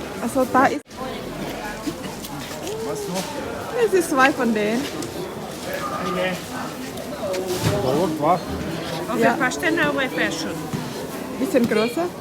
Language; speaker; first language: German; non-native, learner; Thai